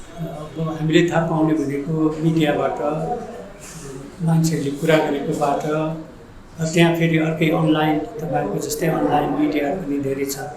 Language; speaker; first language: Nepali; native; Nepali